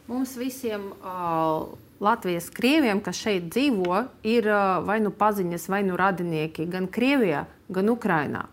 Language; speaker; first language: Latvian; non-native, local second language; Russian